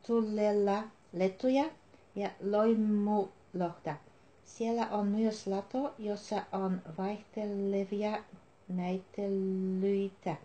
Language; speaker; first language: Finnish; non-native, learner; Dutch